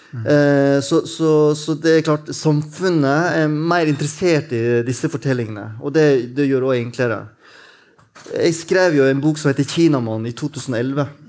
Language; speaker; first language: Norwegian; native; Norwegian